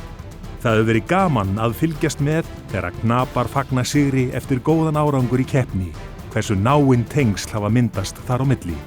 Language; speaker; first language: Icelandic; native; Icelandic